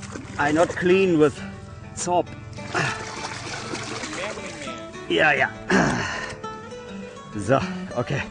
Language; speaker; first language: English; non-native, learner; German